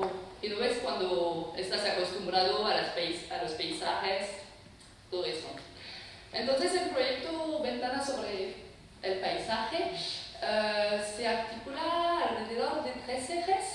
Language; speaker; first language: Spanish; non-native, fluent; French